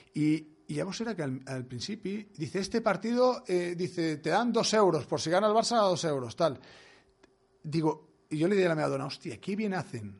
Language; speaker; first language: Spanish; non-native, local second language; Catalan